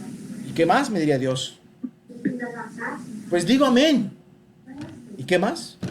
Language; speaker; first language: Spanish; native; Spanish